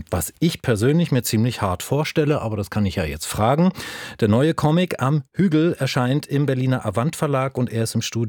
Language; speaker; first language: German; native; German